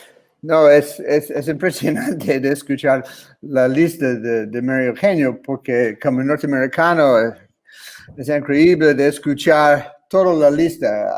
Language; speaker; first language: Spanish; non-native, fluent; English